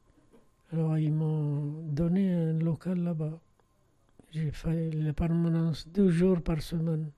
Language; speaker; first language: French; non-native, fluent; Arabic